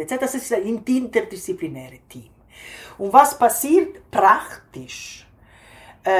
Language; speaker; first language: German; non-native, fluent; Italian